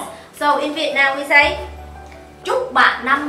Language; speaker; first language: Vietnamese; non-native, learner; Indonesian